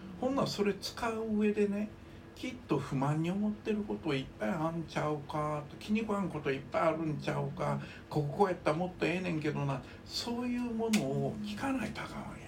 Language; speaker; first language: Japanese; native; Japanese